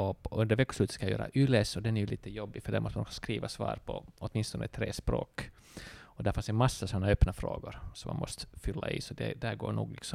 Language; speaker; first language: Swedish; native; Swedish